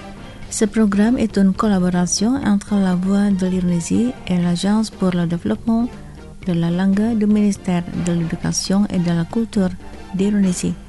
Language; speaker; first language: French; non-native, fluent; Indonesian